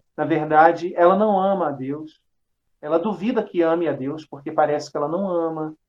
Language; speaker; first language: Portuguese; native; Portuguese